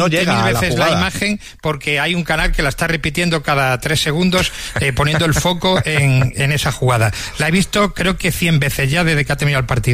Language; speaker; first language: Spanish; native; Spanish